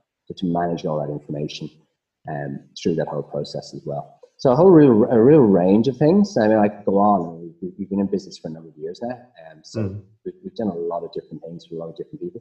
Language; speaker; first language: English; native; English